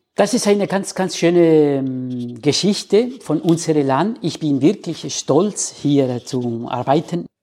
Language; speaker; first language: German; non-native, fluent; Spanish